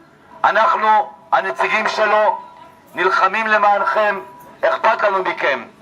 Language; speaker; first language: Hebrew; non-native, fluent; Amharic